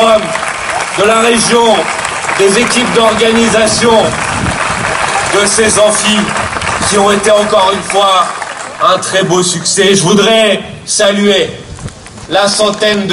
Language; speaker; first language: French; native; French